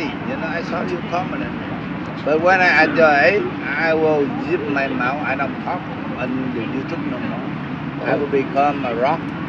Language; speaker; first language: English; non-native, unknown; Vietnamese